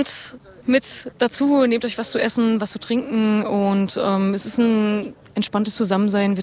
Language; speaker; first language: German; native; German